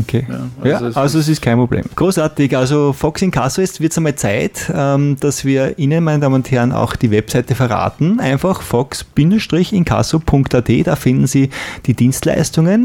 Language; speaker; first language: German; native; German